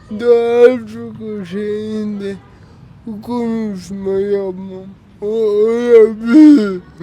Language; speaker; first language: Turkish; early bilingual, heritage; Turkish